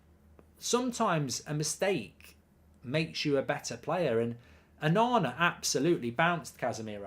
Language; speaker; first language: English; native; English